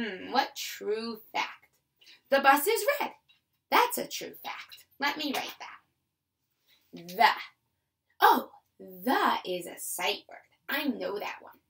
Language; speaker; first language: English; native; English